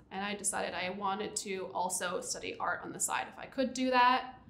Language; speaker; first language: English; native; English